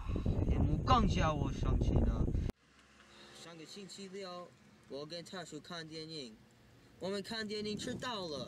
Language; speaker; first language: Chinese; non-native, learner; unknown